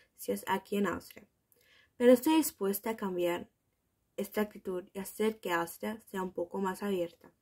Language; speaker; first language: German; early bilingual, other home language; Spanish